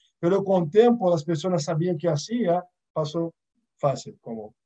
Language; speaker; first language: Portuguese; early bilingual, other home language; Arabic